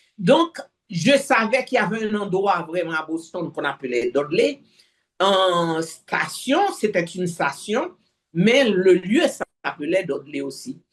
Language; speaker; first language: French; non-native, local second language; Haitian Creole